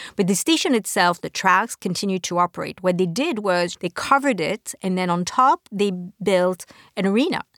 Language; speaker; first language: English; non-native, fluent; French